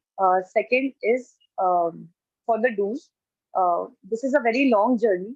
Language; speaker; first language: English; non-native, local second language; Hindi